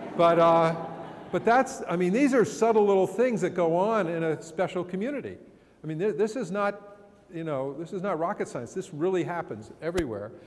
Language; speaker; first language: English; native; English